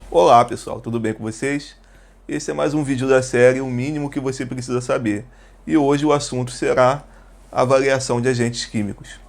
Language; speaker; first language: Portuguese; native; Portuguese